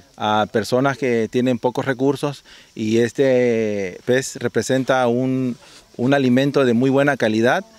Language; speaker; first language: Spanish; native; Spanish